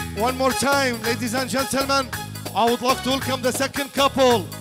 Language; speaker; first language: English; non-native, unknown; Assyrian Neo-Aramaic